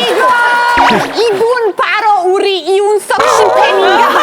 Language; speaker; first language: Korean; non-native, fluent; Italian